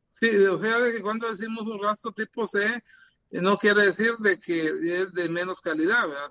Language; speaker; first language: Spanish; native; Spanish